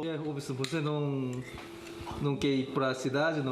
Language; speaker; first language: Portuguese; non-native, learner; Korean